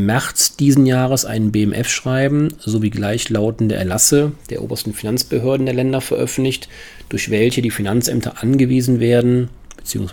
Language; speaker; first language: German; native; German